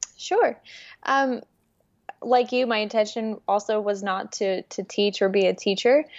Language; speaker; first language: English; early bilingual, other home language; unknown